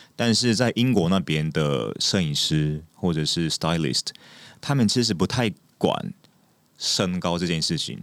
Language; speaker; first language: Chinese; non-native, fluent; Japanese